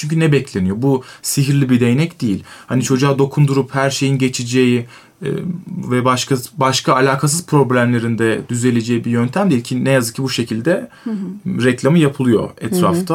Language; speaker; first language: Turkish; native; Turkish